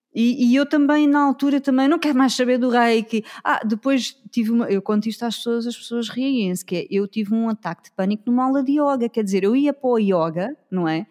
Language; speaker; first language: Portuguese; native; Portuguese